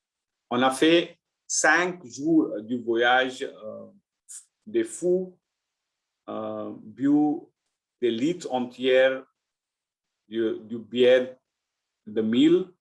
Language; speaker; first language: French; non-native, learner; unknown